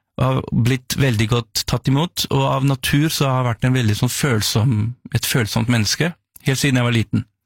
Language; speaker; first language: Norwegian; early bilingual, other home language; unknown